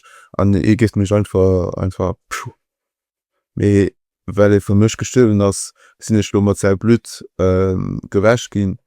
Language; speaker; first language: German; non-native, local second language; Luxembourgish